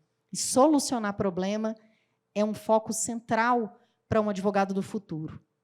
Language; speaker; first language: Portuguese; native; Portuguese